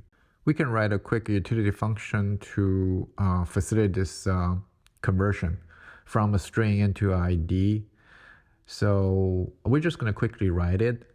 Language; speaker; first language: English; non-native, fluent; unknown